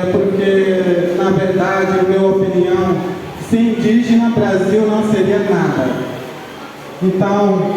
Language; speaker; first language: Portuguese; non-native, local second language; Ticuna